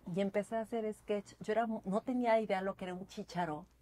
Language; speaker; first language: Spanish; native; Spanish